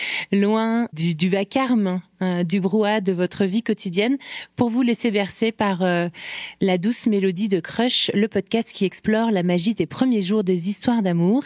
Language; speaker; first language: French; native; French